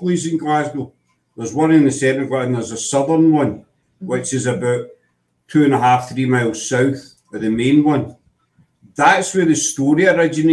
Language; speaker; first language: English; native; English